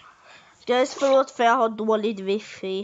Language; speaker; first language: Swedish; early bilingual, other home language; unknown